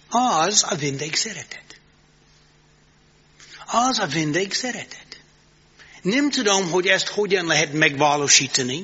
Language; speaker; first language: Hungarian; non-native, fluent; English